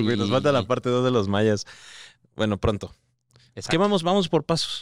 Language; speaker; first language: Spanish; native; Spanish